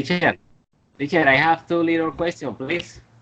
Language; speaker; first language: English; non-native, learner; Spanish